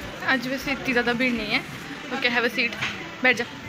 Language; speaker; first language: Hindi; native; Hindi